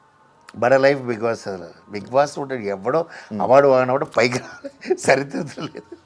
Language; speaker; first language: Telugu; non-native, learner; Tamil